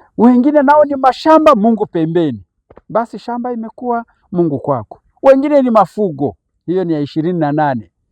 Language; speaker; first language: Swahili; native; Swahili